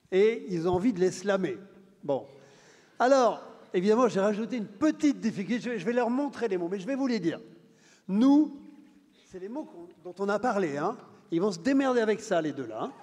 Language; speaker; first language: French; native; French